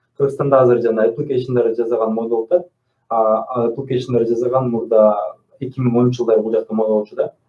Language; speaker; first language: Kyrgyz; native; Kyrgyz